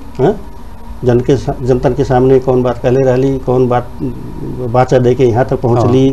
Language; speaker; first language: Bhojpuri; non-native, local second language; Rana Tharu